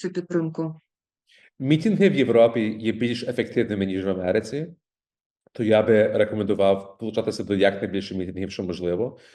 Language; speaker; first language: Ukrainian; early bilingual, heritage; Ukrainian